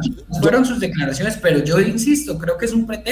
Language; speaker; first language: Spanish; native; Spanish